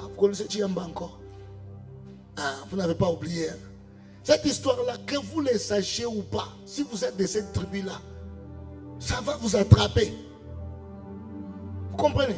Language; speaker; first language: French; non-native, local second language; Lingala